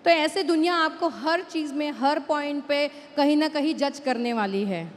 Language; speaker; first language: Hindi; non-native, local second language; Marathi